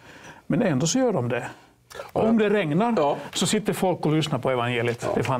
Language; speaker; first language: Swedish; non-native, fluent; Finnish